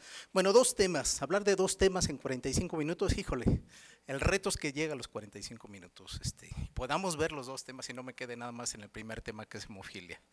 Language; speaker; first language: Spanish; native; Spanish